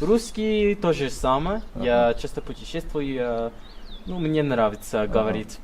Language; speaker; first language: Russian; non-native, learner; English